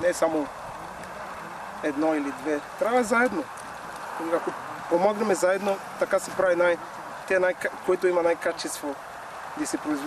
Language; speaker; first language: Bulgarian; non-native, learner; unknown